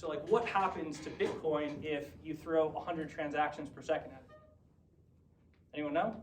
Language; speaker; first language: English; native; English